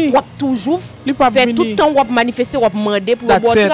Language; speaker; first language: French; non-native, local second language; Haitian Creole